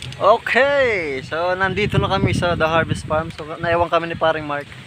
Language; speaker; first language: Filipino; native; Filipino